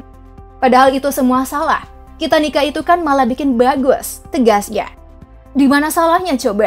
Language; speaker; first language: Indonesian; native; Indonesian